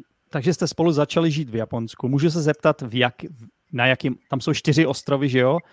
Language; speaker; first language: Czech; native; Czech